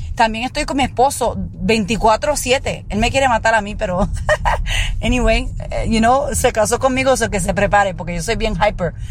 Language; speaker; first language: Spanish; early bilingual, heritage; Spanish